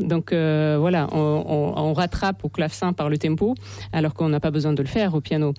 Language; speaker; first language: French; non-native, fluent; Russian